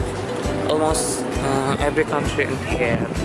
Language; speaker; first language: English; non-native, learner; Indonesian